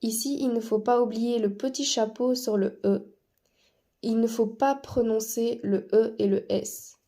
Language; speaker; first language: French; non-native, fluent; Spanish